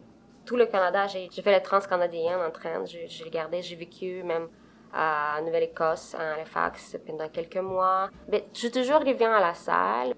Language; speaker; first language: French; non-native, fluent; Romanian